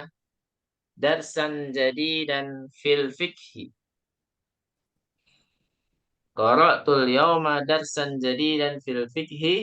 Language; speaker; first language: Arabic; non-native, learner; Indonesian